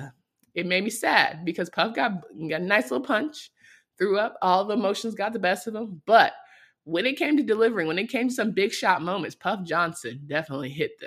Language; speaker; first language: English; native; English